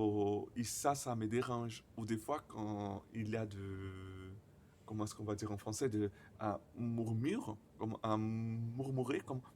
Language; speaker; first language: French; non-native, learner; Portuguese